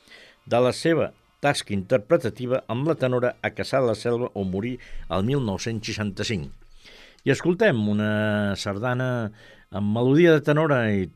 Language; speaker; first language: Catalan; native; Catalan